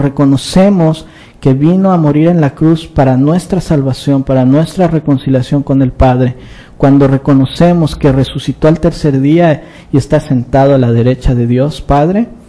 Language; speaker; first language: Spanish; native; Spanish